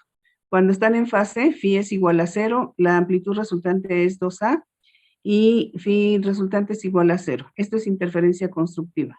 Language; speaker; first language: Spanish; native; Spanish